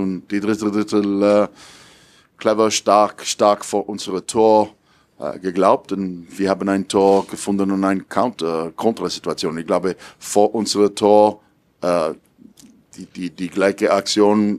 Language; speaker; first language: German; non-native, learner; English